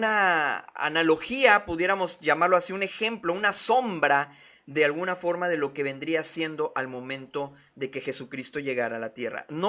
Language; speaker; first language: Spanish; native; Spanish